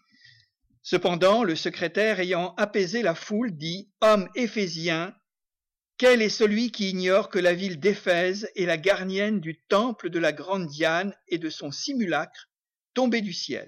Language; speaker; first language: French; native; French